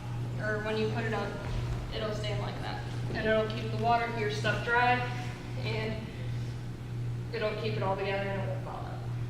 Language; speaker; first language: English; native; English